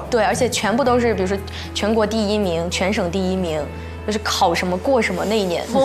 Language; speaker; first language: Chinese; native; Chinese